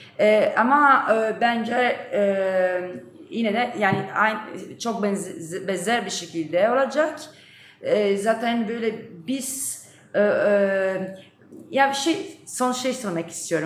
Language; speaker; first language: Turkish; non-native, fluent; Italian